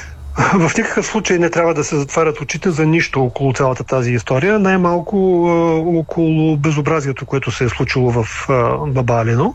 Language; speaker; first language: Bulgarian; native; Bulgarian